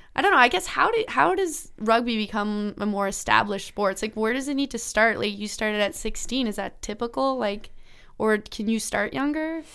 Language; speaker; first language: English; native; English